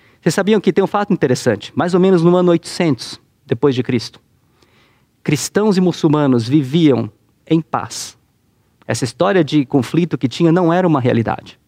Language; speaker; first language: Portuguese; native; Portuguese